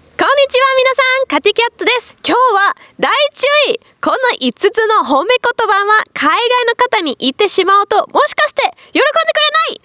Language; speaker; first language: Japanese; non-native, fluent; German